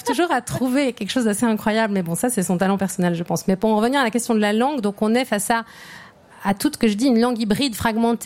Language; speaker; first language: French; native; French